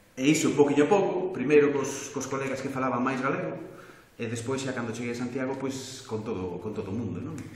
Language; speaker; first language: Galician; non-native, local second language; Spanish